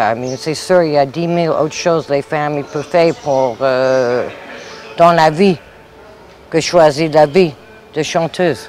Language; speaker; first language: French; non-native, fluent; English